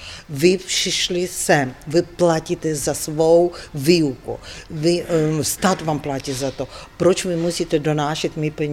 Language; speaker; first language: Czech; non-native, fluent; Ukrainian